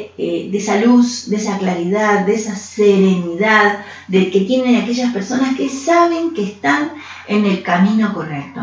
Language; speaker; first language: Spanish; native; Spanish